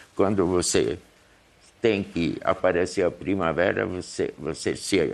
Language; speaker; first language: Portuguese; early bilingual, other home language; Hungarian